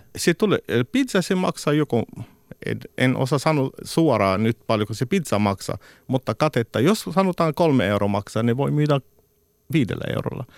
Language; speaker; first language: Finnish; non-native, fluent; Arabic